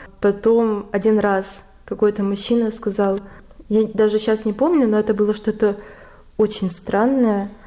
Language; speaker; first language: Russian; native; Russian